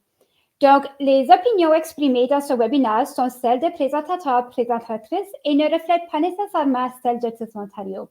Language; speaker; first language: French; native; French